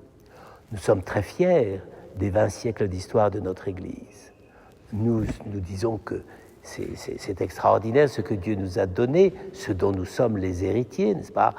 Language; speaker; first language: French; native; French